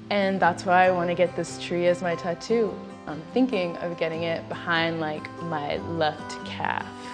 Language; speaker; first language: English; native; English